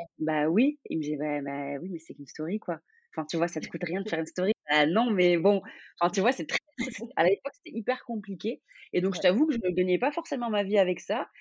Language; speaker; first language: French; non-native, local second language; Arabic